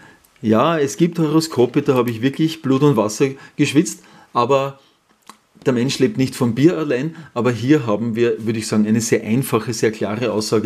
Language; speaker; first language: German; native; German